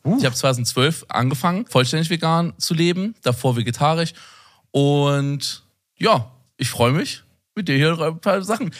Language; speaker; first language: German; native; German